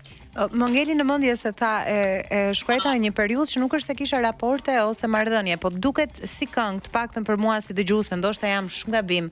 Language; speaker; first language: Albanian; native; Albanian